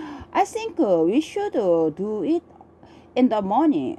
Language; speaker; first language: English; non-native, learner; Korean